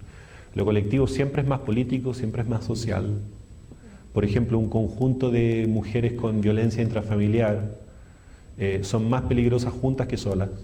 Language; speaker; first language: Spanish; native; Spanish